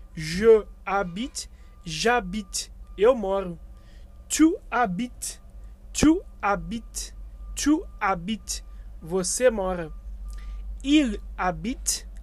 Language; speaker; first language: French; non-native, fluent; Portuguese